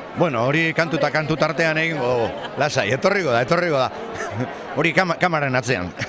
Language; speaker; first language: Basque; native; Basque